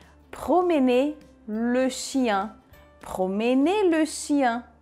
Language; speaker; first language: French; non-native, fluent; Portuguese